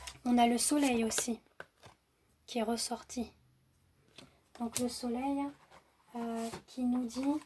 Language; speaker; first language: French; native; French